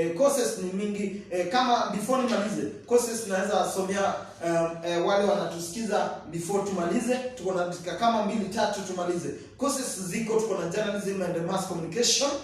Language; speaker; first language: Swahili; non-native, local second language; Kamba